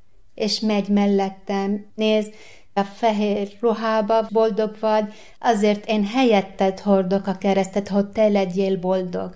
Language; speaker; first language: Hungarian; non-native, learner; Arabic